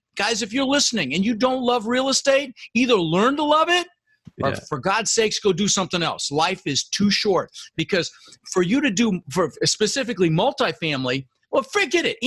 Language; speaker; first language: English; early bilingual, other home language; Dutch